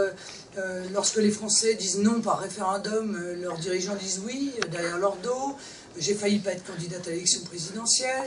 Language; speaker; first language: French; native; French